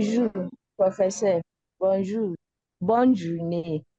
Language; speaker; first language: French; non-native, learner; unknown